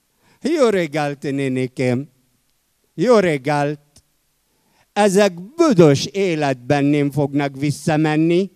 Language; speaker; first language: Hungarian; non-native, fluent; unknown